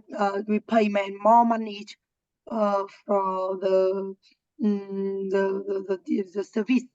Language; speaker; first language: English; non-native, learner; Vietnamese